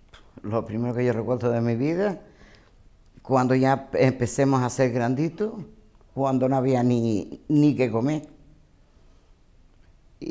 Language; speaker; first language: Spanish; native; Spanish